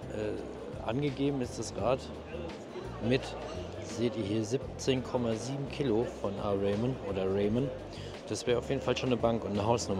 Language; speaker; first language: German; native; German